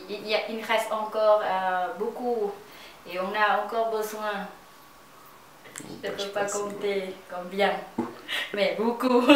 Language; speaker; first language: French; non-native, learner; Lao